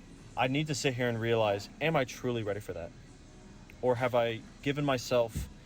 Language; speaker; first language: English; native; English